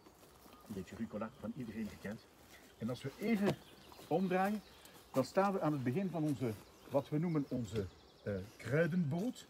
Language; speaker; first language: Dutch; native; Dutch